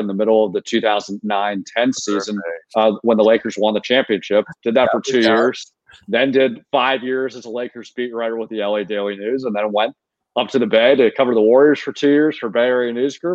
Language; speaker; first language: English; native; English